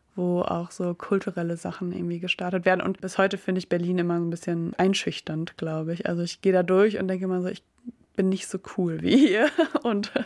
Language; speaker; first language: German; native; German